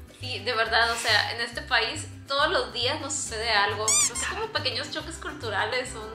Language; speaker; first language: Spanish; native; Spanish